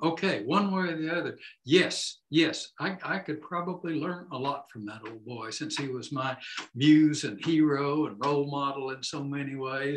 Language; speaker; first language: English; native; English